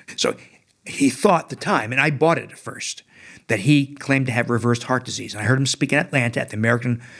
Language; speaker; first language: English; native; English